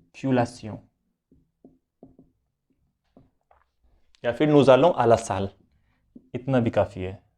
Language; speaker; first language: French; non-native, fluent; Hindi